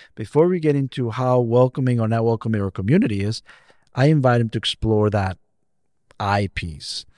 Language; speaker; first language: English; non-native, fluent; Spanish